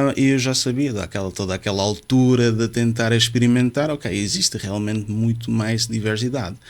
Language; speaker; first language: Portuguese; non-native, fluent; Dutch